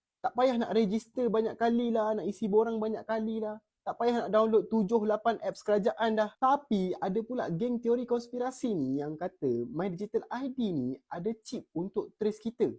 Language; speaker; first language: Malay; native; Malay